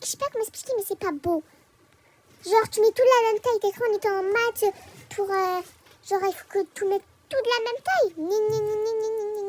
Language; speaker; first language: French; native; French